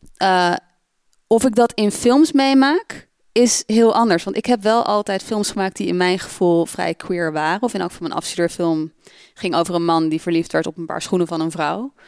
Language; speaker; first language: Dutch; native; Dutch